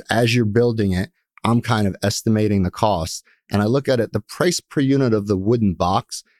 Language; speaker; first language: English; early bilingual, other home language; Russian